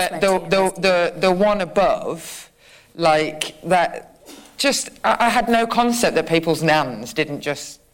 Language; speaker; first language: English; native; English